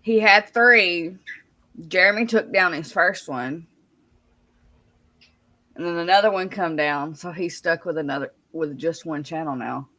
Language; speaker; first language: English; native; English